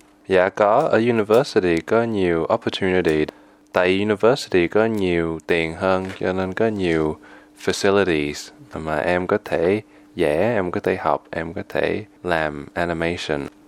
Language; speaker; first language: Vietnamese; early bilingual, heritage; Vietnamese